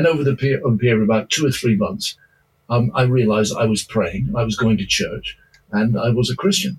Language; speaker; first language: English; native; English